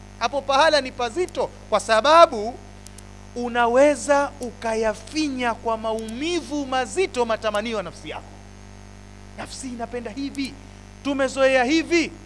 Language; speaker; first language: Swahili; native; Swahili